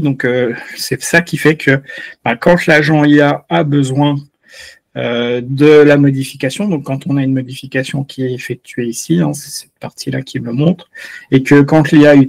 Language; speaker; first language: French; native; French